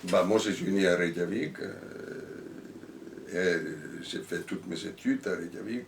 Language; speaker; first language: French; non-native, fluent; Icelandic